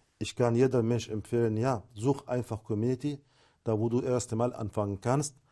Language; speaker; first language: German; non-native, fluent; Arabic